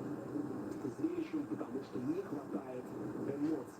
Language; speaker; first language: Russian; native; Russian